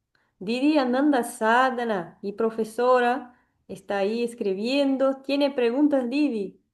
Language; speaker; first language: Spanish; non-native, fluent; Portuguese